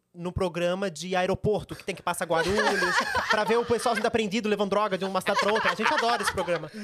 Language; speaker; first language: Portuguese; native; Portuguese